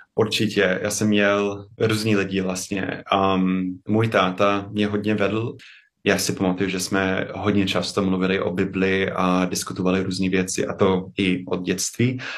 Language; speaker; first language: Czech; non-native, fluent; English